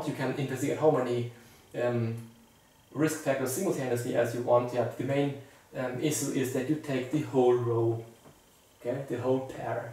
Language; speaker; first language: English; non-native, fluent; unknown